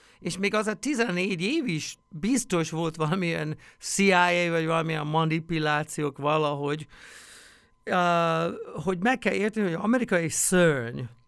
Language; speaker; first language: Hungarian; non-native, fluent; English